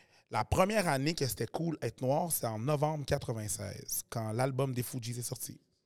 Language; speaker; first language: French; native; French